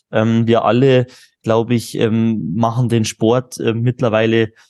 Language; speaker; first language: German; native; German